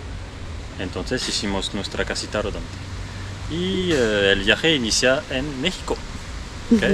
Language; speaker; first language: Spanish; non-native, learner; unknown